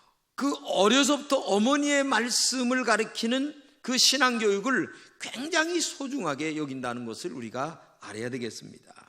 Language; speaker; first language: Korean; native; Korean